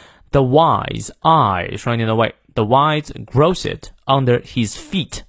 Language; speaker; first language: English; non-native, fluent; Chinese